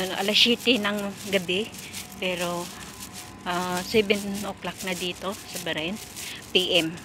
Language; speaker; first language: Filipino; non-native, local second language; Cebuano